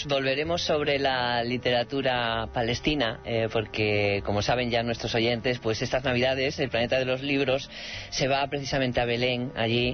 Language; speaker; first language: Spanish; native; Spanish